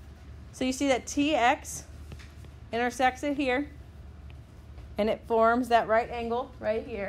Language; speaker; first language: English; native; English